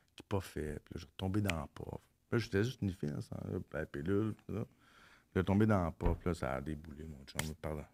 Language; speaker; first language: French; native; French